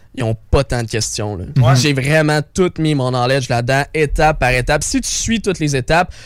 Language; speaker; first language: French; native; French